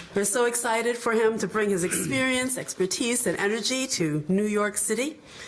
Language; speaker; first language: English; native; English